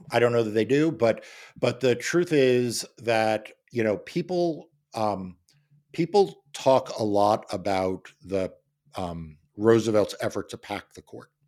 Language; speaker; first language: English; native; English